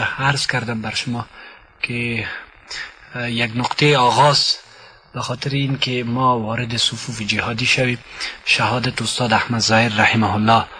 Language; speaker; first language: Persian; native; Persian